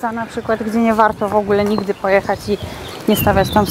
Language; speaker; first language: Polish; native; Polish